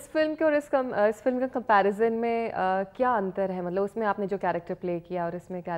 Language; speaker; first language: Hindi; native; Hindi